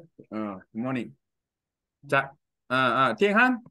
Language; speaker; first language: Vietnamese; non-native, learner; Korean